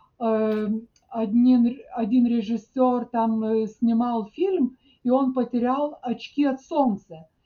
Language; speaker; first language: Russian; non-native, fluent; Lithuanian